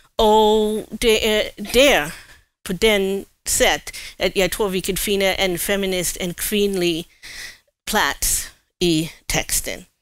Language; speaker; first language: Swedish; non-native, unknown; English